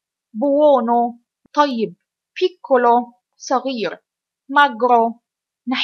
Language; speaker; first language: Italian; non-native, fluent; Arabic